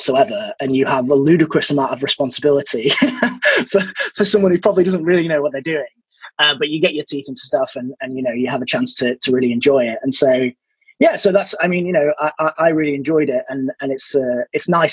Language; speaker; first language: English; native; English